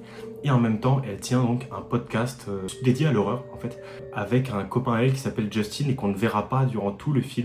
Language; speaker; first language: French; native; French